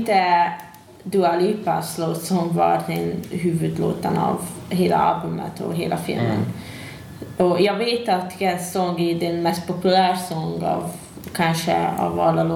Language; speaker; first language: Swedish; non-native, learner; Hungarian